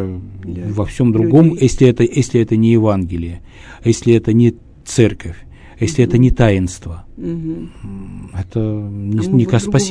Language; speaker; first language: Russian; native; Russian